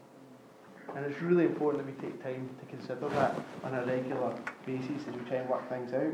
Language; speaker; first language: English; native; English